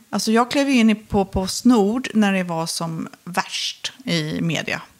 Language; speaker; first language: Swedish; native; Swedish